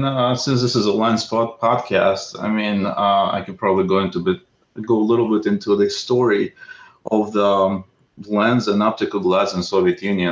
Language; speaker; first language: English; non-native, fluent; Russian